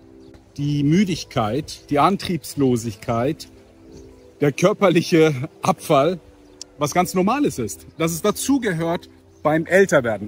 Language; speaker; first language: German; native; German